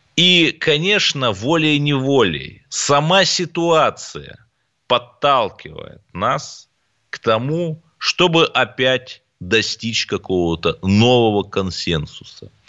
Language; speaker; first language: Russian; native; Russian